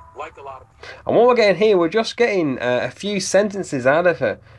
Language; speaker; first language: English; native; English